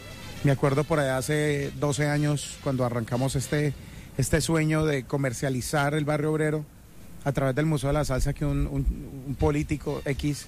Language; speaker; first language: Spanish; native; Spanish